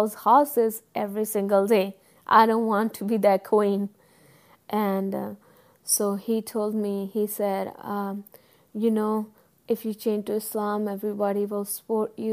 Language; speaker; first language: English; non-native, local second language; Punjabi